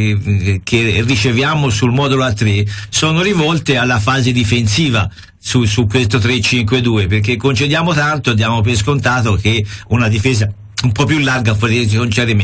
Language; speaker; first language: Italian; native; Italian